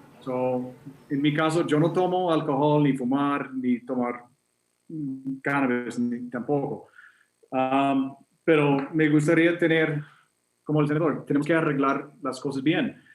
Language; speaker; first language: Spanish; non-native, fluent; English